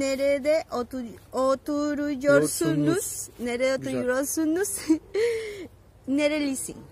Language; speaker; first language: Turkish; non-native, learner; Spanish